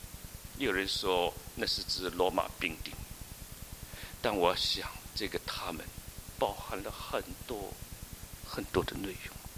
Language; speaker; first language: Chinese; native; Chinese